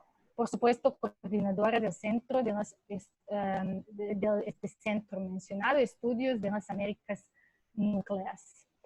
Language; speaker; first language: Spanish; non-native, fluent; Serbian